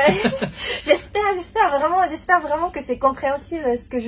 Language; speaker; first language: French; non-native, fluent; Japanese